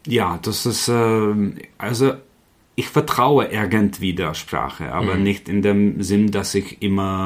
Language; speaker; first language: German; non-native, fluent; Czech